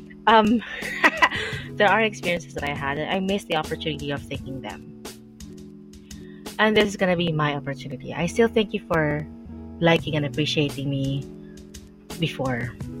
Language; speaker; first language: English; non-native, local second language; Filipino